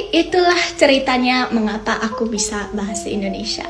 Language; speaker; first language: Indonesian; non-native, fluent; English